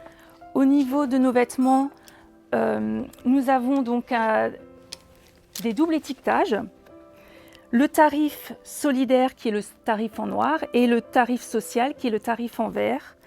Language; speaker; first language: French; native; French